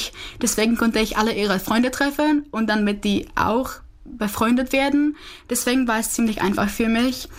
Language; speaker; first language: German; non-native, fluent; Czech